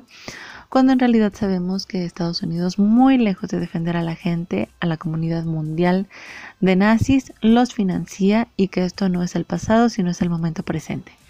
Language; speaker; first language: Spanish; native; Spanish